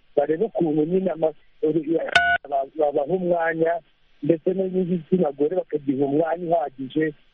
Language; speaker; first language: Kinyarwanda; native; Kinyarwanda